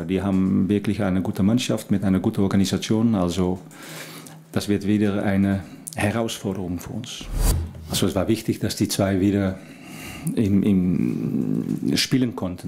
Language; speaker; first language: German; non-native, fluent; Dutch